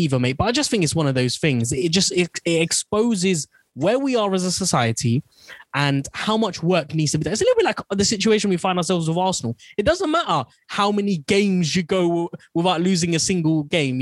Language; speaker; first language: English; non-native, local second language; Bangla